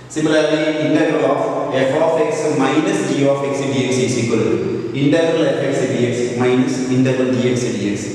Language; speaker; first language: English; non-native, local second language; Malayalam